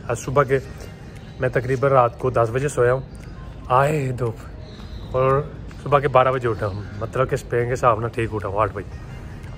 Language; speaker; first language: Urdu; early bilingual, heritage; Urdu